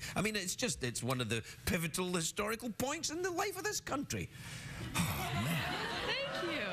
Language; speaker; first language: English; native; English